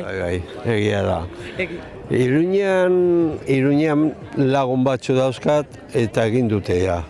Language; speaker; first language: Basque; non-native, local second language; Spanish